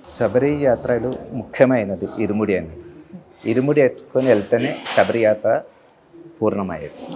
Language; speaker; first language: Telugu; non-native, fluent; Malayalam